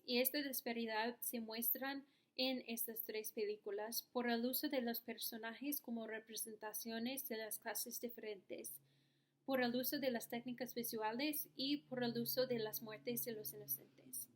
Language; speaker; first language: Spanish; non-native, learner; English